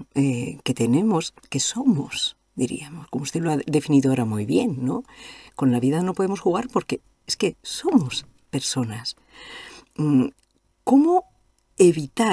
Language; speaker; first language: Spanish; native; Spanish